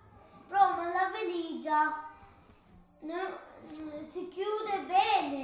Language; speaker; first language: Italian; early bilingual, other home language; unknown